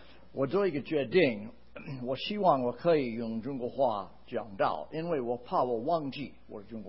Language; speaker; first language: Chinese; non-native, fluent; English